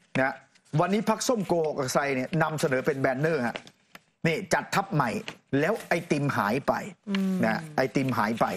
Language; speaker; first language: Thai; native; Thai